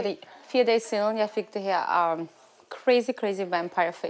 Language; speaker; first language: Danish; non-native, learner; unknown